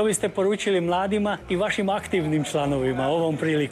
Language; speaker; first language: Serbian; early bilingual, heritage; Croatian